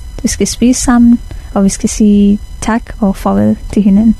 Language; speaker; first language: Danish; non-native, fluent; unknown